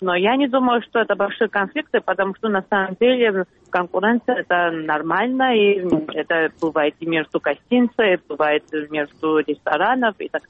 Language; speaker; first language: Russian; non-native, fluent; Georgian